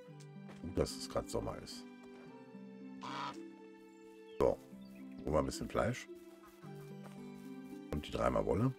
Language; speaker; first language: German; native; German